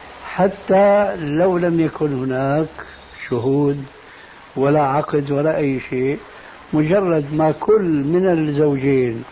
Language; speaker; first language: Arabic; early bilingual, other home language; Albanian